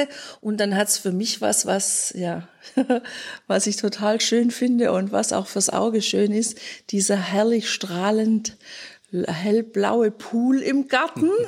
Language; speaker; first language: German; native; German